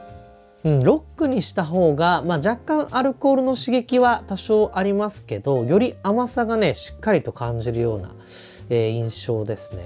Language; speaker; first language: Japanese; native; Japanese